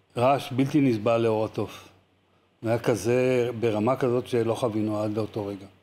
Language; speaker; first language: Hebrew; native; Hebrew